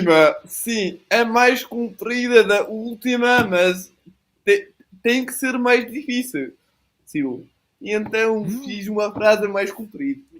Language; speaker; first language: Portuguese; non-native, fluent; Italian